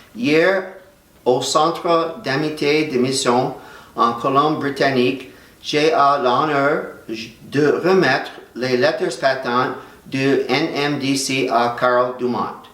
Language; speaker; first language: French; non-native, learner; English